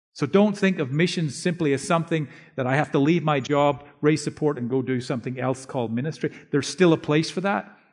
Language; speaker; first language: English; native; English